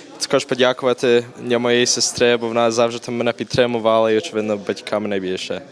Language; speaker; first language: Ukrainian; early bilingual, heritage; Ukrainian